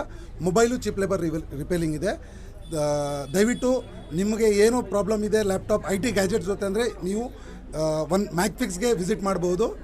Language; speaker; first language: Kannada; non-native, local second language; Hindi